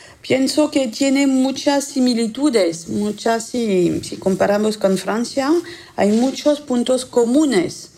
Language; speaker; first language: Spanish; non-native, fluent; French